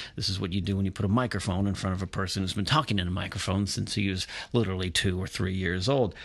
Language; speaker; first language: English; native; English